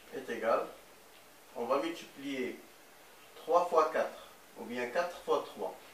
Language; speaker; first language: French; non-native, local second language; Arabic